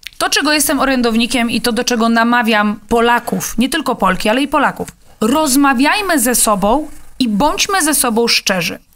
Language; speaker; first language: Polish; native; Polish